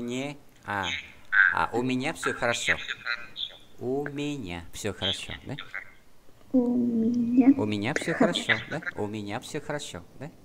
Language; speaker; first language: Russian; non-native, fluent; Vietnamese